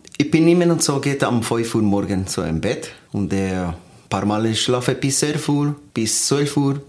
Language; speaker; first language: German; non-native, learner; Spanish